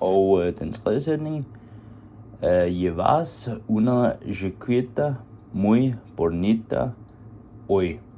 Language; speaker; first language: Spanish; non-native, learner; Danish